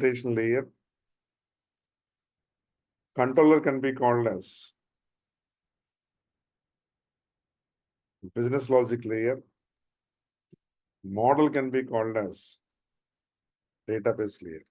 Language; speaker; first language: English; non-native, local second language; Telugu